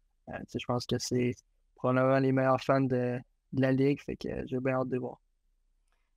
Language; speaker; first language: French; native; French